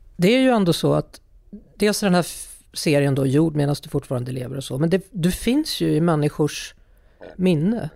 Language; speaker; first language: Swedish; native; Swedish